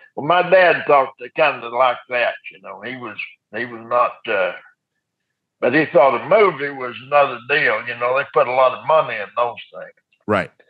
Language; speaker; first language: English; native; English